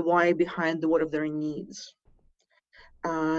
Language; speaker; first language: English; non-native, fluent; Russian